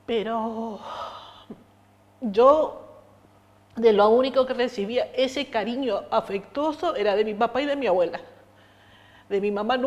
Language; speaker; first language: Spanish; native; Spanish